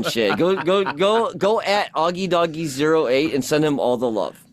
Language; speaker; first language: English; native; English